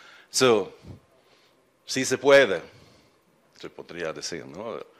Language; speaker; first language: Spanish; non-native, fluent; German